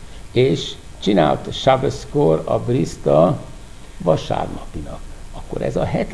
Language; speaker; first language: Hungarian; non-native, fluent; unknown